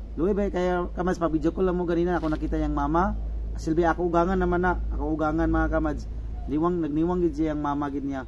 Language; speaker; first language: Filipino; non-native, local second language; Cebuano